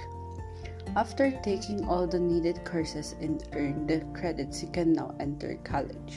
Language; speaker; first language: English; non-native, local second language; Filipino